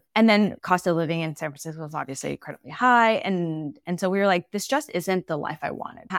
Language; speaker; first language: English; native; English